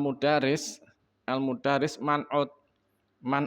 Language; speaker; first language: Arabic; non-native, fluent; Indonesian